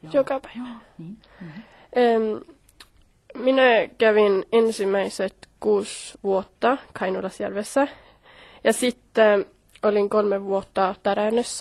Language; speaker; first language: Finnish; non-native, learner; Swedish